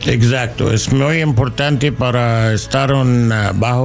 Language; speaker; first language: Spanish; non-native, learner; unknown